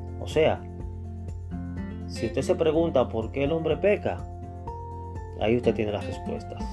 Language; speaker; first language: Spanish; native; Spanish